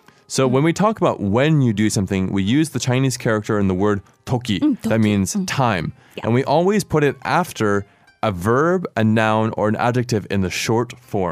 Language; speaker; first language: English; native; English